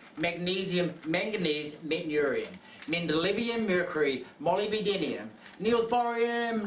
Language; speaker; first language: English; native; English